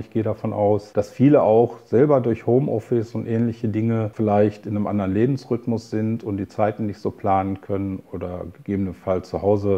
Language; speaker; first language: German; native; German